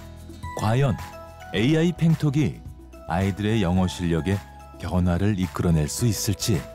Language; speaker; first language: Korean; native; Korean